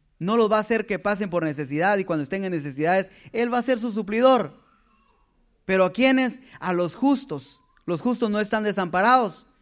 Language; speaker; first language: Spanish; native; Spanish